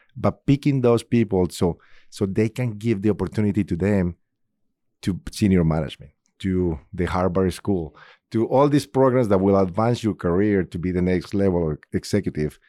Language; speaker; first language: English; non-native, fluent; Spanish